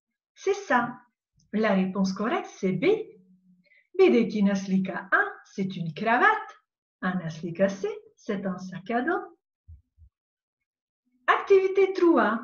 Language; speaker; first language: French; non-native, fluent; Macedonian